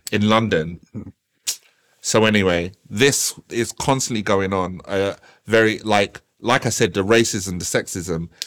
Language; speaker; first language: English; native; English